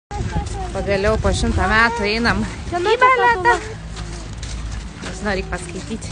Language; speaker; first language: Lithuanian; native; Lithuanian